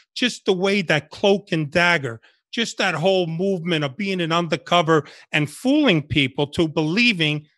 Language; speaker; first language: English; early bilingual, other home language; Spanish